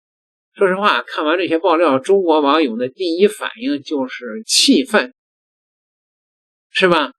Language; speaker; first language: Chinese; native; Chinese